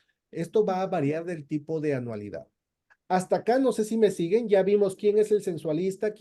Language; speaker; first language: Spanish; native; Spanish